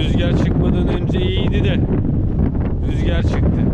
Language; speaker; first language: Turkish; native; Turkish